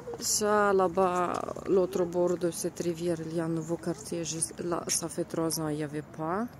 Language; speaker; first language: French; non-native, fluent; Russian